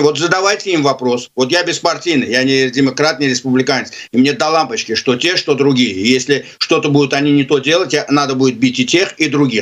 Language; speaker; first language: Russian; non-native, local second language; Azerbaijani